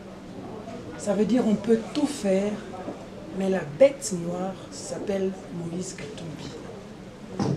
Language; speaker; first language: French; non-native, local second language; Lingala